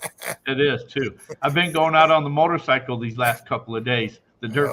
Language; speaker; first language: English; native; English